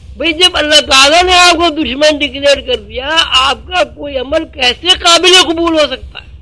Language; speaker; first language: Urdu; native; Urdu